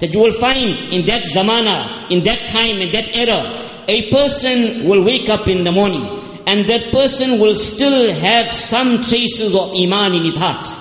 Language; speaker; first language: English; native; English